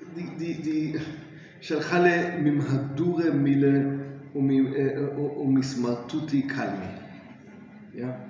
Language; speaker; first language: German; non-native, fluent; English